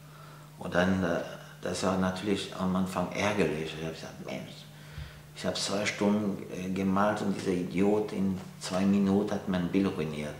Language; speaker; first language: German; non-native, fluent; French